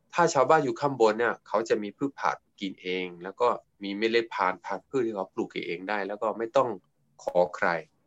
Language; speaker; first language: Thai; non-native, local second language; S'gaw Karen